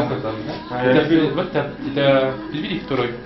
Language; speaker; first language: Russian; non-native, learner; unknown